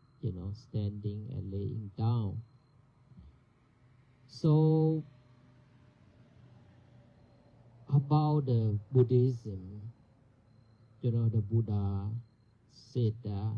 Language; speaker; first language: English; non-native, learner; Thai